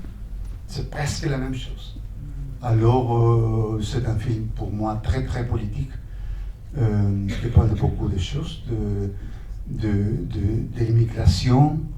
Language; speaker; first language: French; non-native, fluent; Spanish